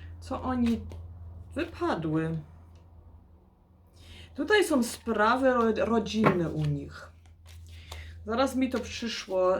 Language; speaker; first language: Polish; early bilingual, heritage; Polish